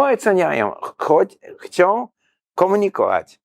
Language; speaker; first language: Polish; non-native, learner; English